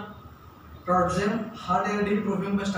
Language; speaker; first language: German; non-native, learner; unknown